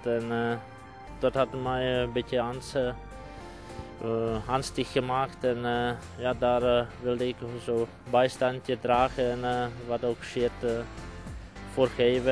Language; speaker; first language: Dutch; non-native, fluent; Czech